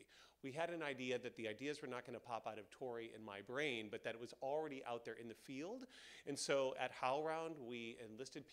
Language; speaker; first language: English; native; English